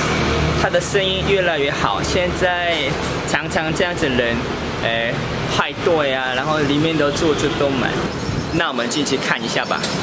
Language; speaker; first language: Chinese; non-native, fluent; Korean